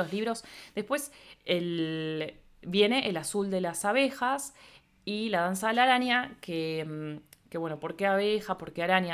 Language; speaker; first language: Spanish; native; Spanish